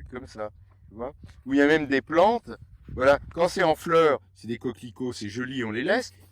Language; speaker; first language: French; native; French